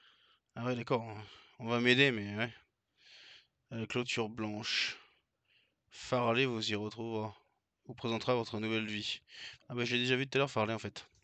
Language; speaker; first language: French; native; French